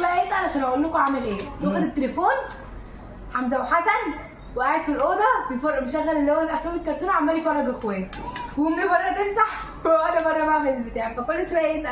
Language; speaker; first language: Arabic; native; Arabic